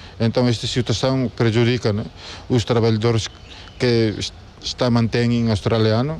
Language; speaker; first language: Portuguese; non-native, local second language; Tetum